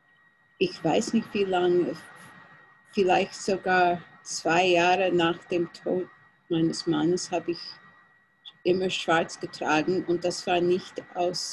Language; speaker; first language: German; non-native, fluent; English